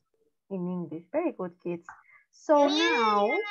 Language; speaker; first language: English; non-native, learner; Spanish